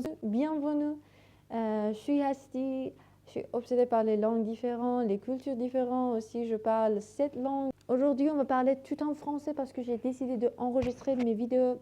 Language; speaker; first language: French; non-native, learner; Persian